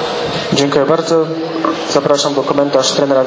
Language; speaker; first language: Polish; native; Polish